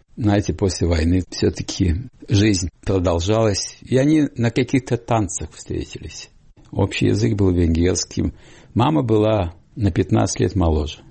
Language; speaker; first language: Russian; non-native, local second language; Hungarian